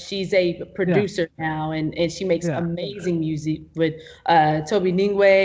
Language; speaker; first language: English; native; English